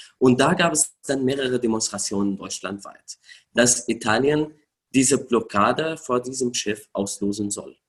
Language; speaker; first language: German; non-native, fluent; Arabic